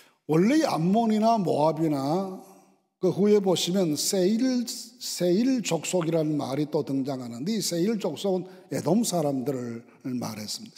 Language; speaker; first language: Korean; native; Korean